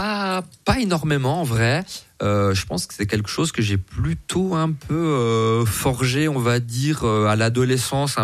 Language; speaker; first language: French; native; French